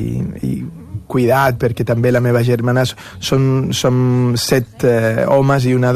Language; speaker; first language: Catalan; non-native, fluent; Spanish